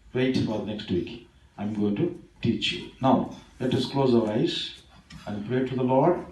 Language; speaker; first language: English; non-native, local second language; Tamil